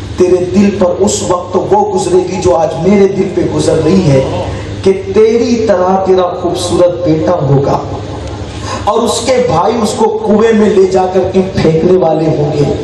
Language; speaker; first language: Urdu; native; Urdu